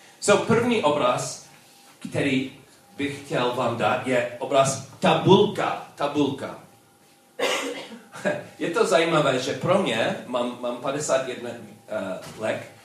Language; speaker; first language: Czech; non-native, learner; English